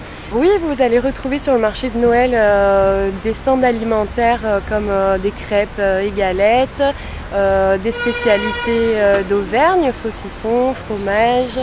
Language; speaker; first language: French; native; French